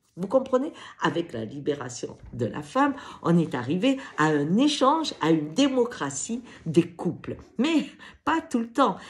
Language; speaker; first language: French; native; French